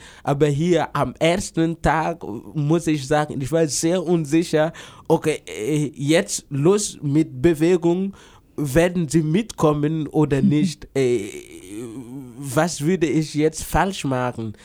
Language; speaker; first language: German; non-native, fluent; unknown